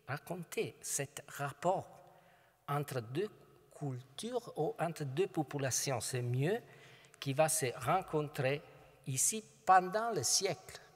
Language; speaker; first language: French; non-native, fluent; Italian